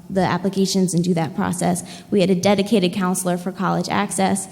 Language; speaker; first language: English; native; English